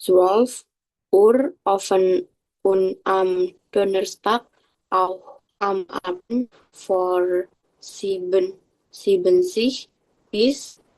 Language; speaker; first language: German; non-native, learner; Indonesian